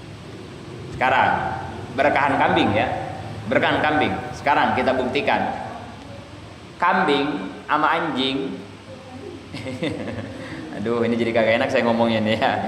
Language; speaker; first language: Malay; non-native, local second language; Sundanese